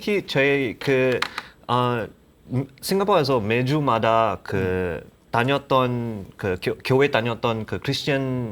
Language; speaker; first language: Korean; non-native, learner; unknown